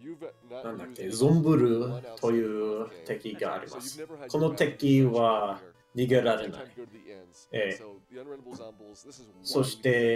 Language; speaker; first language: Japanese; non-native, learner; English